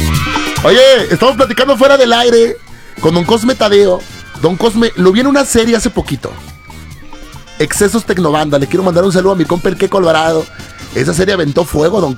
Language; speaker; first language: Spanish; native; Spanish